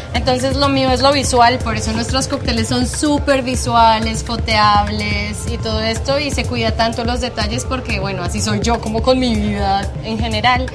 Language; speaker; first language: Spanish; native; Spanish